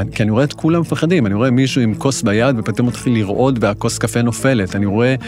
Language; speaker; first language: Hebrew; native; Hebrew